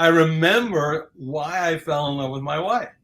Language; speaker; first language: English; native; English